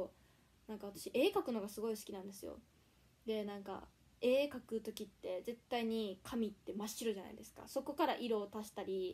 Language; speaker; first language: Japanese; native; Japanese